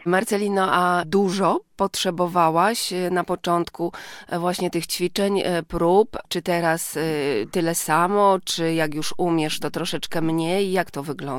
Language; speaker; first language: Polish; native; Polish